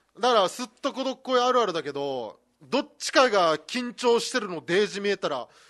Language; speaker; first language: Japanese; native; Japanese